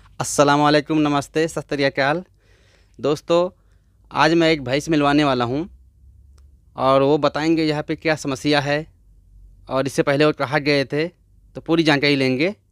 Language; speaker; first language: Hindi; native; Hindi